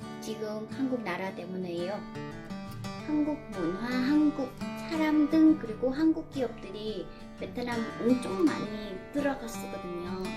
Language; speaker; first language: Korean; non-native, learner; Vietnamese